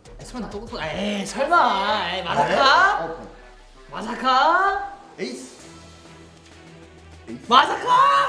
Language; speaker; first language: Japanese; non-native, learner; Korean